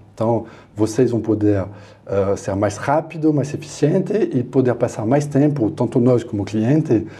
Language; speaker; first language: Portuguese; non-native, fluent; French